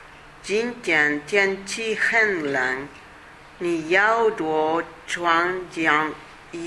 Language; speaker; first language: Chinese; non-native, learner; Italian